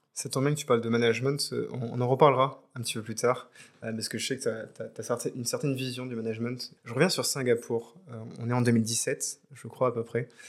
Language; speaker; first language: French; native; French